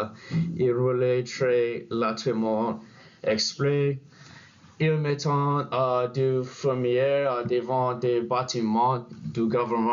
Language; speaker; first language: French; non-native, learner; English